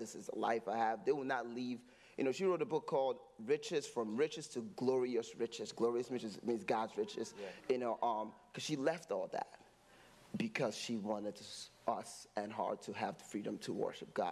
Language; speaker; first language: English; non-native, local second language; Igbo